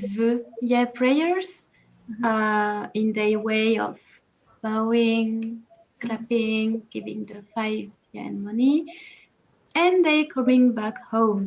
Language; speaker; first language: English; non-native, learner; French